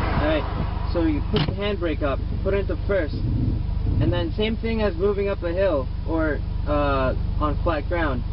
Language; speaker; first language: English; native; English